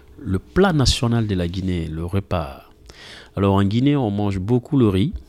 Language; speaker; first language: French; non-native, local second language; Mandingo